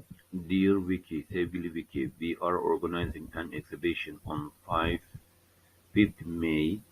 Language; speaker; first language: English; non-native, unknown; Turkish